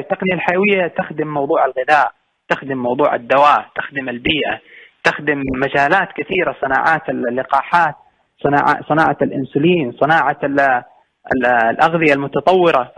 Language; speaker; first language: Arabic; native; Arabic